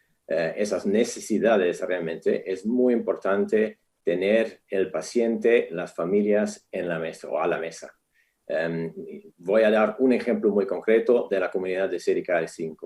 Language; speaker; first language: Spanish; non-native, fluent; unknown